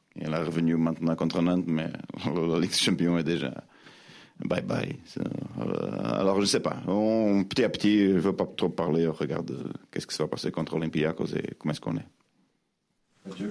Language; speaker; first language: French; non-native, fluent; Portuguese